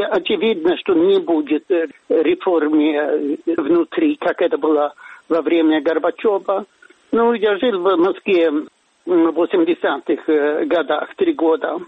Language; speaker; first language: Russian; non-native, fluent; Swedish